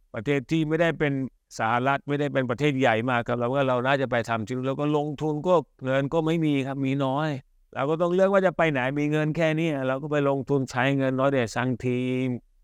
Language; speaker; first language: Thai; early bilingual, other home language; Hindi